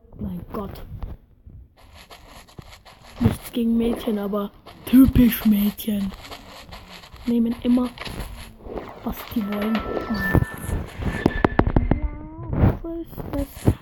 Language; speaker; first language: German; early bilingual, other home language; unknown